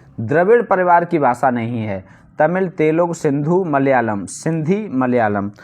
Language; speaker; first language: Hindi; native; Hindi